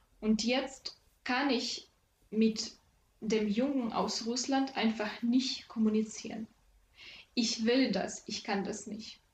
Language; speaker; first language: German; non-native, fluent; Ukrainian